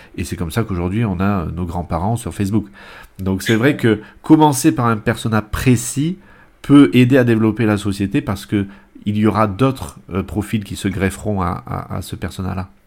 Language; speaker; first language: French; native; French